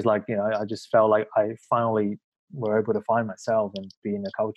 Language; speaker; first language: English; non-native, local second language; Cantonese